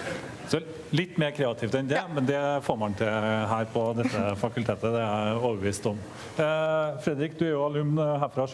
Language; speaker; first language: Norwegian; native; Norwegian